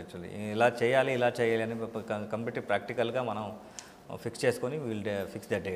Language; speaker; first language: Telugu; non-native, learner; Kannada